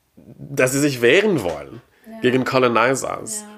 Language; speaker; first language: German; non-native, fluent; English